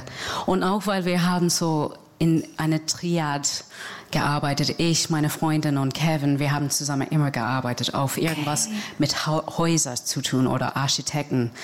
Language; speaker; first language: German; non-native, learner; English